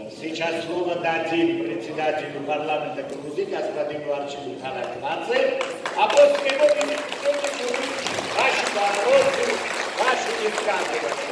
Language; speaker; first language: Russian; non-native, local second language; Armenian